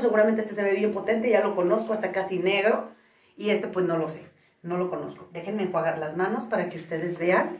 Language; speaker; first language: Spanish; native; Spanish